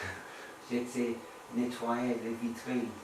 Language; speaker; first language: French; non-native, learner; English